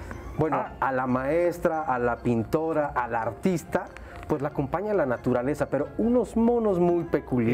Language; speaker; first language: Spanish; native; Spanish